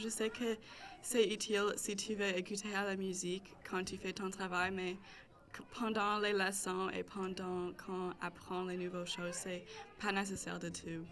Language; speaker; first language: French; non-native, local second language; English